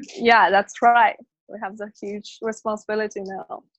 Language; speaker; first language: English; non-native, fluent; Chinese